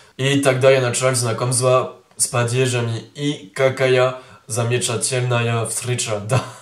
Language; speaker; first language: Russian; non-native, learner; French